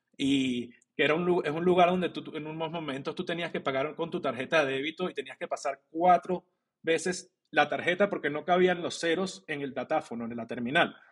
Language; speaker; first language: Spanish; native; Spanish